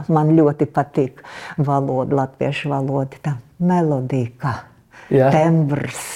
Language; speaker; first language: Latvian; non-native, local second language; Russian